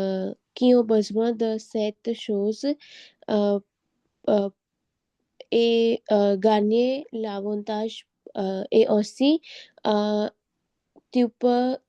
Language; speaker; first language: French; non-native, learner; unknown